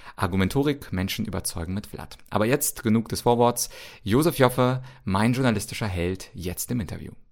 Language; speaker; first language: German; early bilingual, other home language; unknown